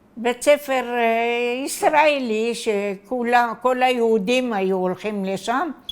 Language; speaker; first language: Hebrew; non-native, fluent; Arabic